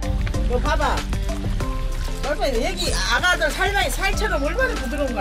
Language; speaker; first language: Korean; native; Korean